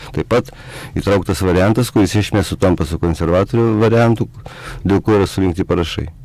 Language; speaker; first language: Lithuanian; native; Lithuanian